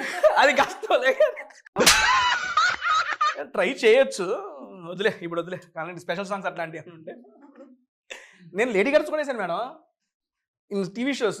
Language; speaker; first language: Telugu; native; Telugu